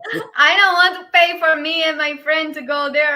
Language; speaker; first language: English; non-native, learner; Portuguese